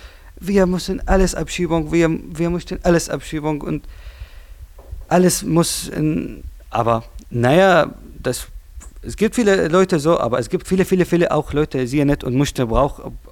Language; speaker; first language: German; non-native, learner; Arabic